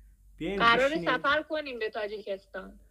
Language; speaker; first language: Persian; native; Persian